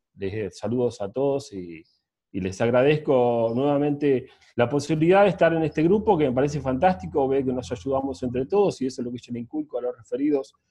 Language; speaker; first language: Spanish; native; Spanish